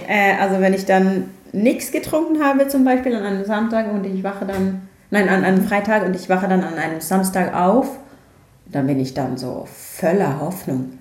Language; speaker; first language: German; non-native, fluent; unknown